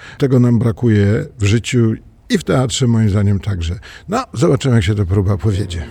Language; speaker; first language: Polish; native; Polish